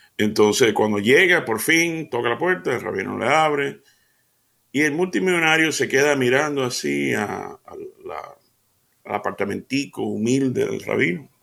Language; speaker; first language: Spanish; early bilingual, heritage; Spanish